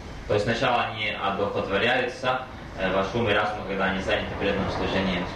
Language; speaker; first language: Russian; native; Russian